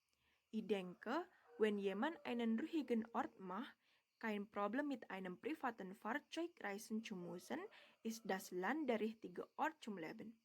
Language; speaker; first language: German; non-native, learner; Indonesian